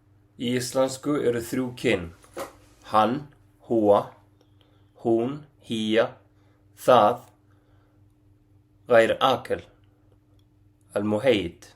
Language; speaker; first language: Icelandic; non-native, fluent; Arabic